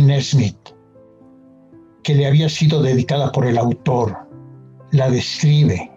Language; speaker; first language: Spanish; native; Spanish